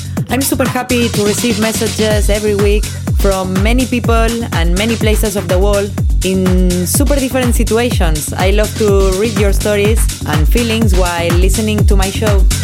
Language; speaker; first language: English; non-native, fluent; Spanish